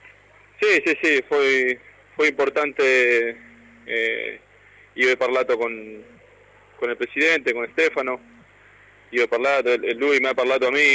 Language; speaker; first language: Italian; non-native, learner; Spanish